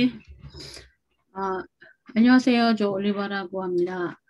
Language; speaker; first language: Korean; non-native, learner; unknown